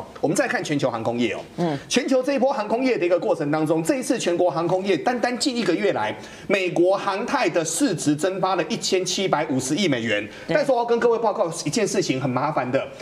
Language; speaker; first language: Chinese; native; Chinese